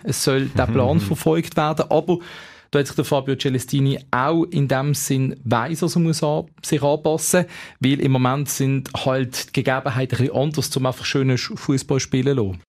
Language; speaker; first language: German; native; German